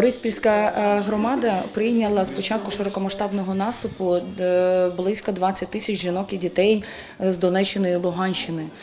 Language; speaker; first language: Ukrainian; non-native, local second language; Russian